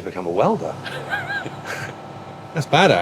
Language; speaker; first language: English; native; English